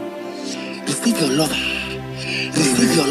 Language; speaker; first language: English; non-native, local second language; Igbo